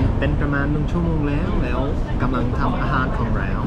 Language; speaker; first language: Thai; non-native, fluent; English